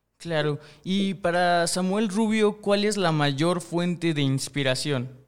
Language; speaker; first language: Spanish; native; Spanish